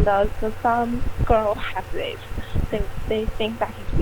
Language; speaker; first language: English; non-native, learner; Chinese